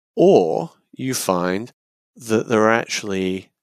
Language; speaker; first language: English; native; English